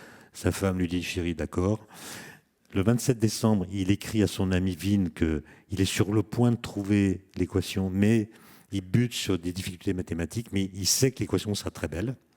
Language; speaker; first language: French; native; French